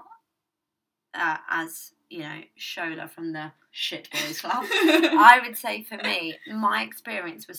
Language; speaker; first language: English; native; English